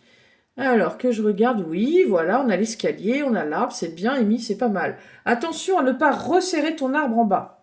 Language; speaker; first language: French; native; French